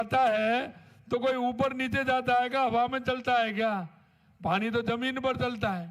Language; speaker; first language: Hindi; native; Hindi